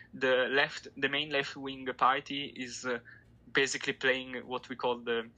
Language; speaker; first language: English; non-native, fluent; Italian